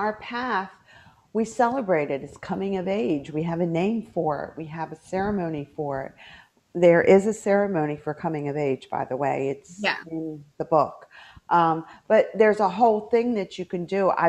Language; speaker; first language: English; native; English